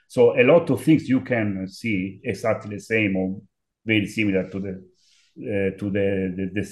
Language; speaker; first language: English; non-native, learner; Italian